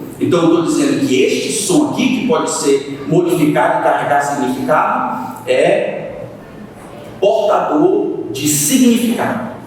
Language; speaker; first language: Portuguese; native; Portuguese